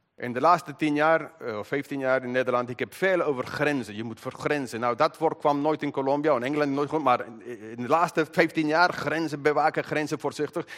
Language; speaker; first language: Dutch; non-native, fluent; English